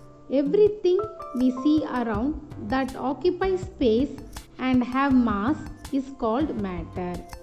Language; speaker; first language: English; non-native, local second language; Tamil